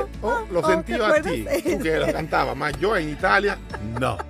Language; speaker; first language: Spanish; non-native, learner; Italian